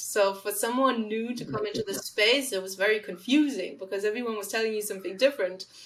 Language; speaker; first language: English; non-native, fluent; German